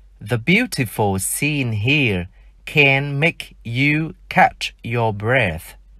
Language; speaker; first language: English; non-native, fluent; Vietnamese